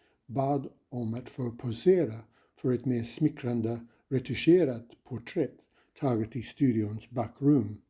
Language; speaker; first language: Swedish; non-native, fluent; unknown